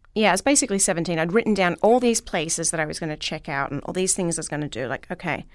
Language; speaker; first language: English; native; English